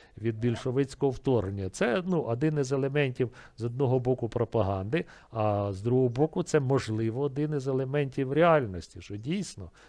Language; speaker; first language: Ukrainian; native; Ukrainian